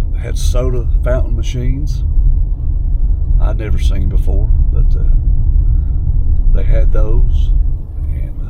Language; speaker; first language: English; native; English